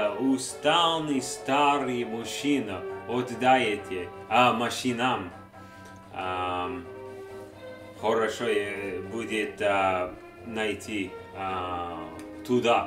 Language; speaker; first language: Russian; non-native, learner; English